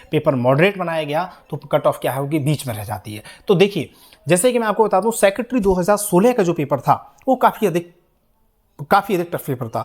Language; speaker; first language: Hindi; native; Hindi